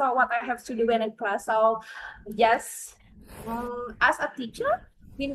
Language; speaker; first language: English; non-native, fluent; Indonesian